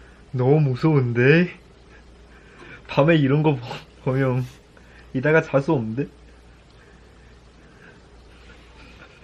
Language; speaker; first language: Korean; non-native, fluent; Chinese